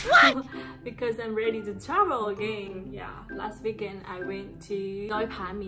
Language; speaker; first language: English; non-native, fluent; Thai